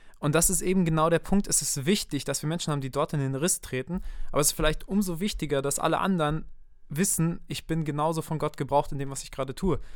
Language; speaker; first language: German; native; German